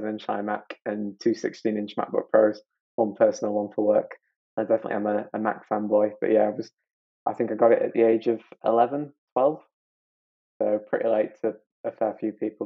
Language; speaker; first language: English; native; English